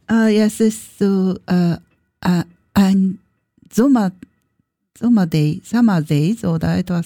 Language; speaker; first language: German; non-native, learner; Japanese